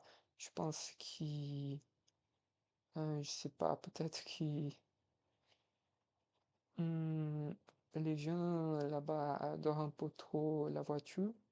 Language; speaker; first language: French; non-native, fluent; Portuguese